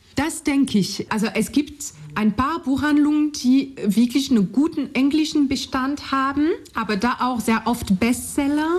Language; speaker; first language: German; non-native, fluent; French